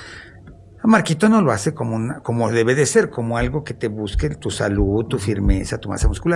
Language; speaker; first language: Spanish; native; Spanish